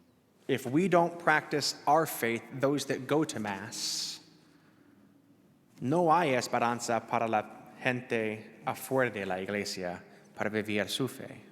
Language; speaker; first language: Spanish; non-native, learner; English